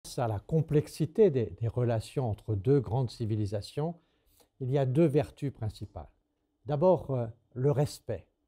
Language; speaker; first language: French; native; French